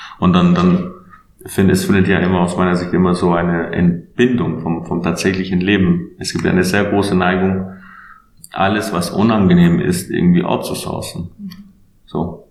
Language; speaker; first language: German; non-native, fluent; Albanian